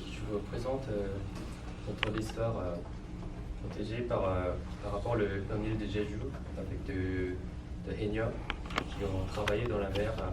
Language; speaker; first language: French; non-native, fluent; Korean